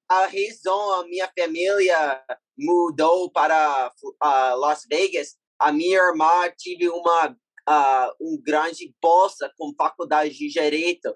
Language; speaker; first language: Portuguese; non-native, learner; English